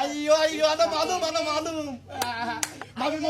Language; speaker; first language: Arabic; non-native, learner; Bangla